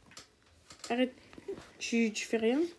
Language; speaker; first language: French; native; French